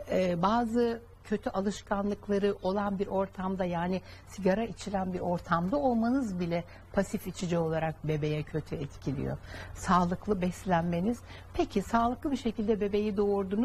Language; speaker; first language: Turkish; native; Turkish